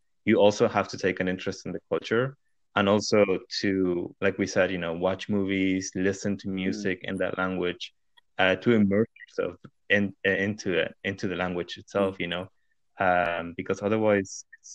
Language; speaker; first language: English; non-native, fluent; Spanish